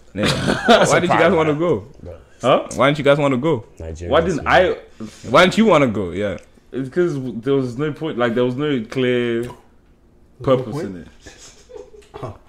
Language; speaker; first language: English; native; English